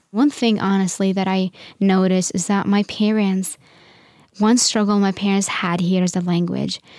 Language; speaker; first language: English; non-native, fluent; Arabic